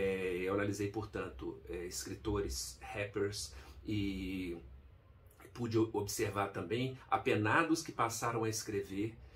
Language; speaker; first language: Portuguese; native; Portuguese